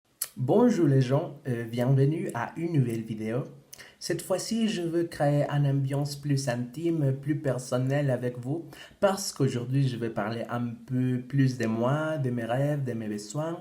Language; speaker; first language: French; non-native, fluent; Spanish